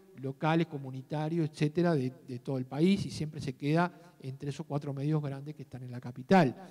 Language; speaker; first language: Spanish; native; Spanish